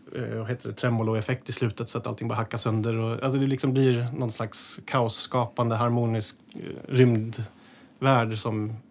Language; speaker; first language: Swedish; native; Swedish